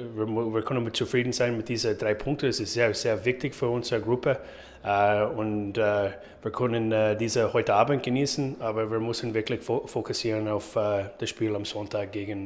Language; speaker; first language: German; non-native, fluent; English